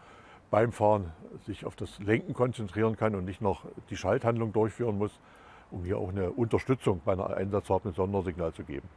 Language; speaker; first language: German; native; German